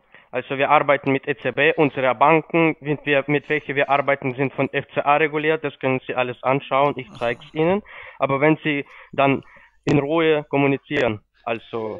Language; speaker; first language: German; non-native, fluent; Polish